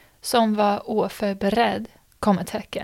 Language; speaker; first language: Swedish; non-native, fluent; English